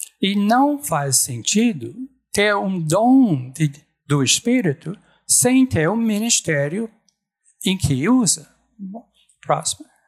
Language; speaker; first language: Portuguese; non-native, fluent; English